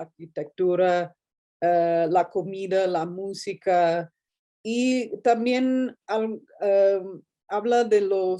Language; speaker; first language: Spanish; non-native, fluent; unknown